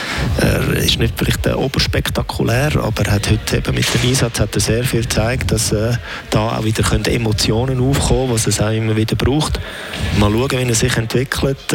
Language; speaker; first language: German; native; German